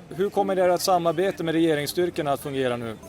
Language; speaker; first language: Swedish; native; Swedish